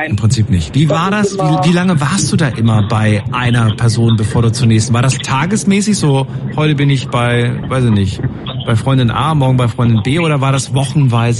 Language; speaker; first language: German; native; German